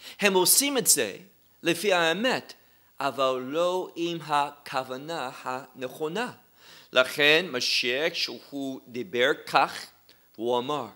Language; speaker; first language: Hebrew; non-native, fluent; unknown